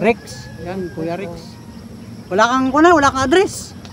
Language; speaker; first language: Filipino; native; Filipino